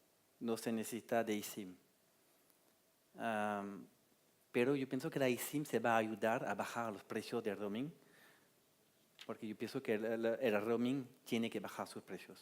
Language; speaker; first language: Spanish; non-native, fluent; French